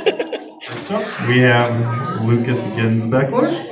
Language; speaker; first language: English; native; English